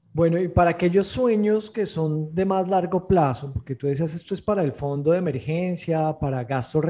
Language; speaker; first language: Spanish; native; Spanish